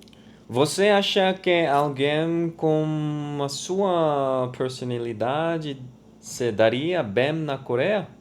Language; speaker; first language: Portuguese; non-native, learner; Korean